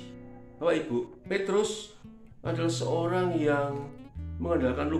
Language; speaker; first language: Indonesian; native; Indonesian